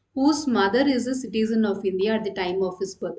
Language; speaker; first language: English; non-native, local second language; Tamil